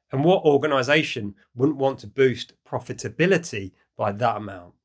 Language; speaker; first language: English; native; English